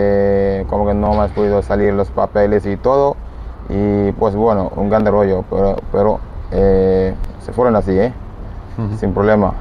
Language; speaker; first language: Spanish; non-native, fluent; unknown